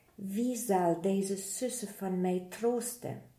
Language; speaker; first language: Dutch; non-native, fluent; German